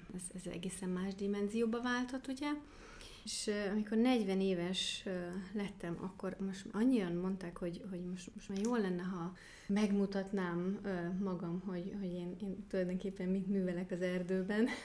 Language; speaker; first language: Hungarian; non-native, fluent; German